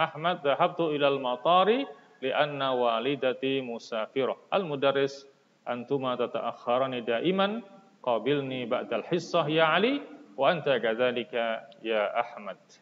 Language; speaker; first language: Arabic; non-native, fluent; Indonesian